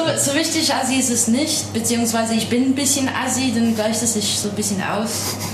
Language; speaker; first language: German; non-native, fluent; English